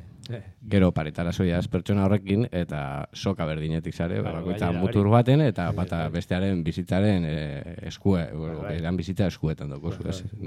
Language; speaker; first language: Basque; native; Basque